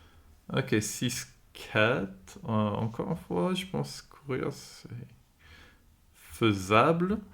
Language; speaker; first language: French; non-native, fluent; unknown